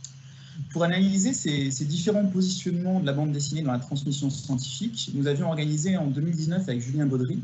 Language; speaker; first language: French; native; French